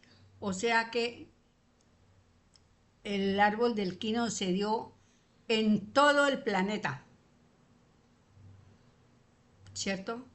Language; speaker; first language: Spanish; native; Spanish